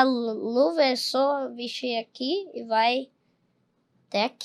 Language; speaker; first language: Portuguese; early bilingual, heritage; Portuguese